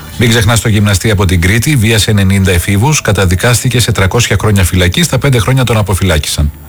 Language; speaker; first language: Greek; native; Greek